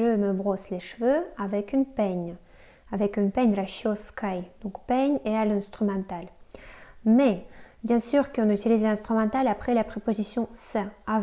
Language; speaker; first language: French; non-native, fluent; Russian